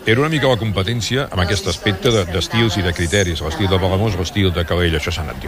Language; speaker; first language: Catalan; native; Catalan